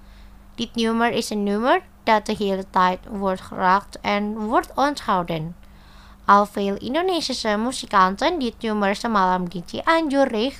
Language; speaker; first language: Dutch; non-native, fluent; Indonesian